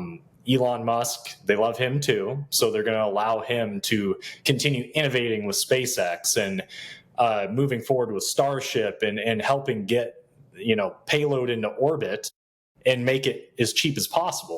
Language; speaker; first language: English; native; English